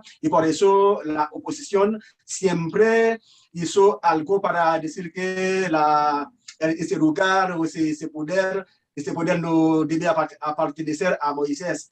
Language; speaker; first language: Spanish; non-native, learner; Haitian Creole